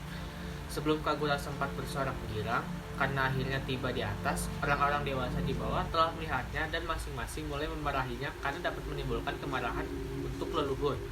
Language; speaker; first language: Indonesian; native; Indonesian